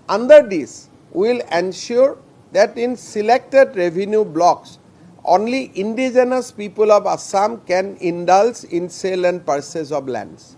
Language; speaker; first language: English; non-native, local second language; Assamese